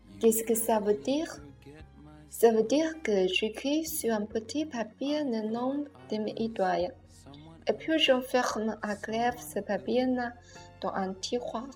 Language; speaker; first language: French; non-native, learner; Chinese